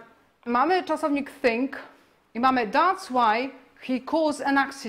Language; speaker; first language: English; non-native, fluent; Polish